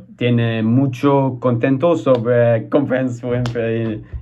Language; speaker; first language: Spanish; non-native, learner; English